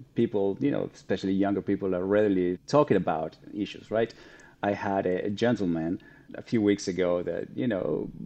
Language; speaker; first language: English; non-native, fluent; Spanish